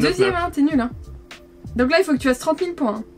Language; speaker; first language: French; native; French